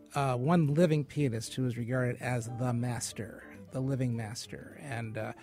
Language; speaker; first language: English; native; English